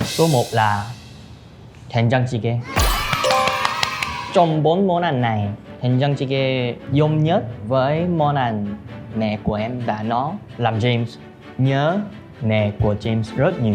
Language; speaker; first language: Vietnamese; non-native, learner; Korean